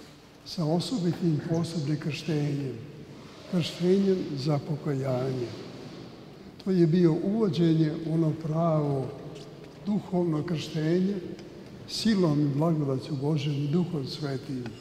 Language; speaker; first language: Serbian; native; Serbian